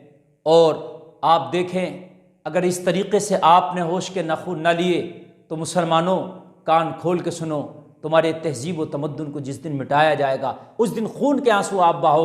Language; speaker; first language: Urdu; native; Urdu